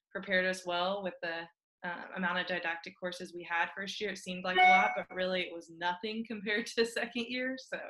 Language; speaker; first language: English; native; English